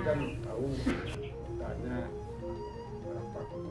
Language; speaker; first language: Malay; non-native, local second language; Balinese